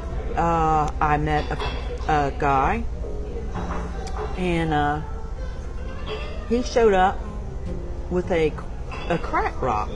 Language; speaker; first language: English; native; English